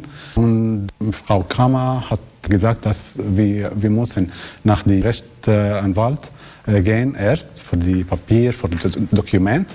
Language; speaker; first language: German; non-native, learner; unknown